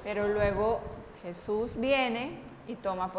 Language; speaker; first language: Spanish; native; Spanish